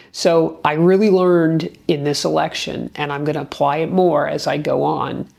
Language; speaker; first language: English; native; English